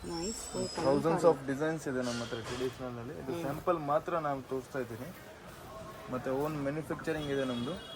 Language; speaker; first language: Kannada; non-native, local second language; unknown